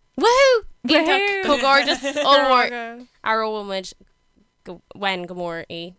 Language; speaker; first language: Irish; non-native, local second language; English